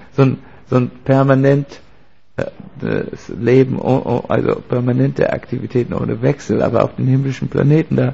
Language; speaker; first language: German; native; German